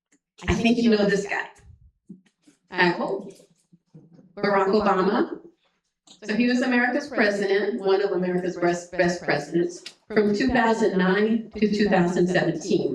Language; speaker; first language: English; non-native, fluent; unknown